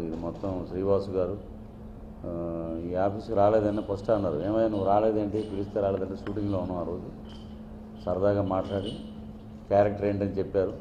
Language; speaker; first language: Telugu; native; Telugu